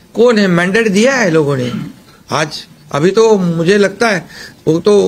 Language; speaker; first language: Hindi; non-native, local second language; Marathi